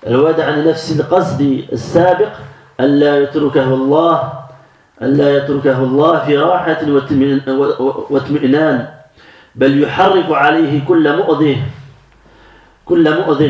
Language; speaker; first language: Arabic; non-native, fluent; French